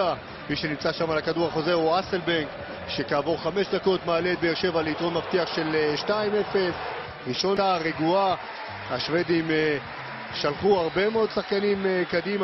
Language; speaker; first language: Hebrew; native; Hebrew